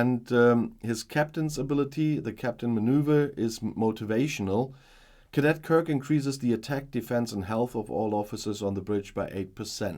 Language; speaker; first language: English; non-native, fluent; German